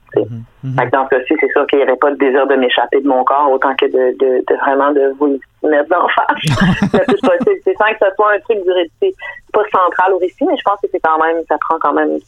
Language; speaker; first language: French; early bilingual, other home language; Danish